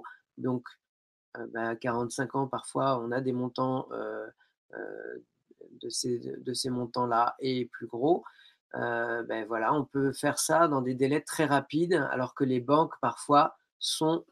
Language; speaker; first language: French; native; French